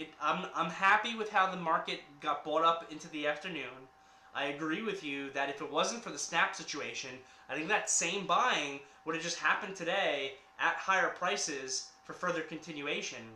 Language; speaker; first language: English; native; English